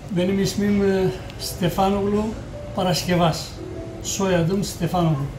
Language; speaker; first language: Turkish; early bilingual, heritage; Greek